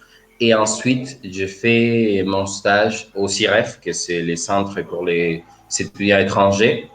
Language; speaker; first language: French; non-native, fluent; Spanish